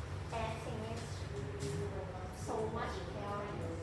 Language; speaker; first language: English; non-native, learner; Vietnamese